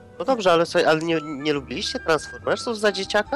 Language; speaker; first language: Polish; native; Polish